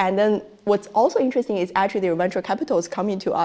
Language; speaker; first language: English; non-native, fluent; Chinese